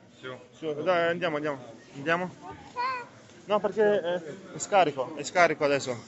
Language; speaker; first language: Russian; non-native, fluent; Italian